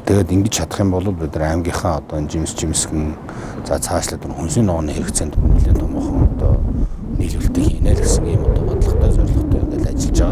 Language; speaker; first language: Mongolian; native; Mongolian